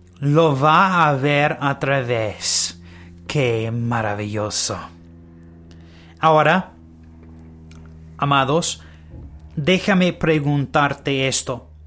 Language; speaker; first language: Spanish; non-native, learner; English